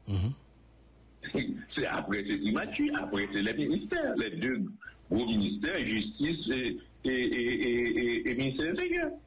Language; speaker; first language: French; non-native, local second language; Haitian Creole